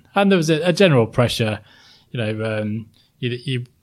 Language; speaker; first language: English; native; English